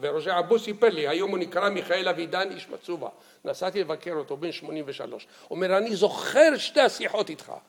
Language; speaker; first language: Hebrew; early bilingual, other home language; Arabic